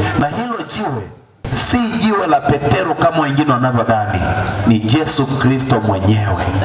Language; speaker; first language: Swahili; non-native, local second language; Gusii